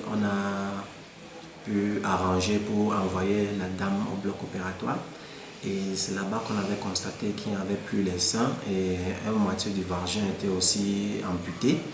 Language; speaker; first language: French; non-native, local second language; English